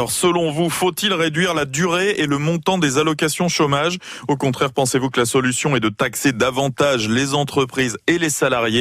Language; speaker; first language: French; native; French